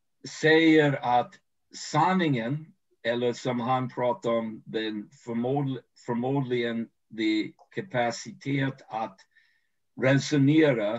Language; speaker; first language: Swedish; non-native, fluent; English